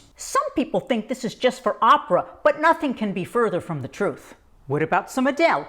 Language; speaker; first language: English; native; English